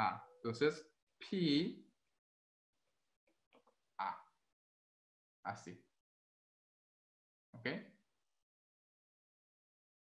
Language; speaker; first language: Spanish; non-native, fluent; Korean